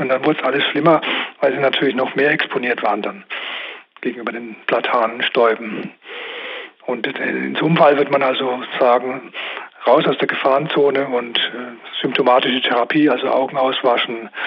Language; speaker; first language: German; native; German